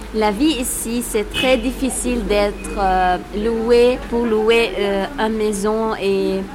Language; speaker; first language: French; non-native, local second language; Arabic